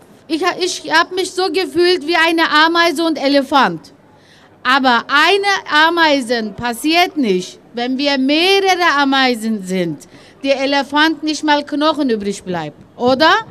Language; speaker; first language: German; early bilingual, other home language; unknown